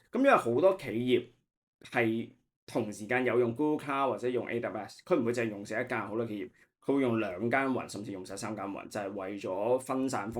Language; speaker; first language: Cantonese; native; Cantonese